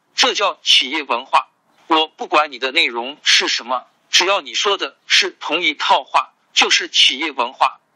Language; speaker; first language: Chinese; non-native, local second language; Hakka Chinese